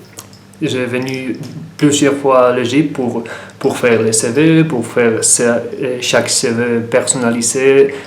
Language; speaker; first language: French; non-native, learner; Spanish